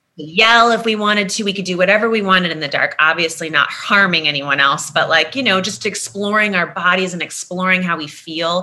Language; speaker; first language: English; native; English